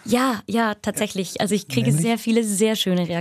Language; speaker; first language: German; native; German